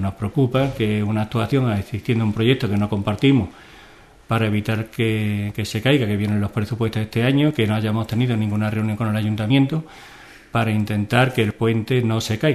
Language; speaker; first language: Spanish; native; Spanish